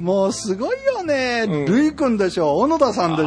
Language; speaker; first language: Japanese; native; Japanese